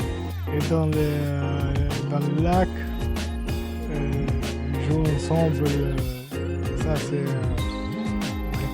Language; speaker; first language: French; non-native, learner; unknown